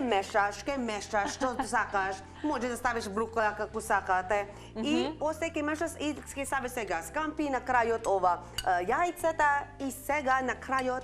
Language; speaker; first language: Macedonian; non-native, learner; Filipino